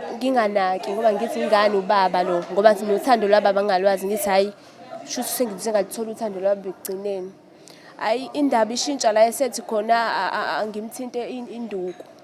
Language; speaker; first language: Zulu; native; Zulu